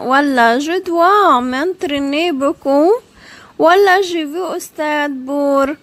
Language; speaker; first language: French; non-native, fluent; Arabic